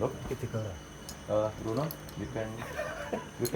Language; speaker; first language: English; non-native, learner; Indonesian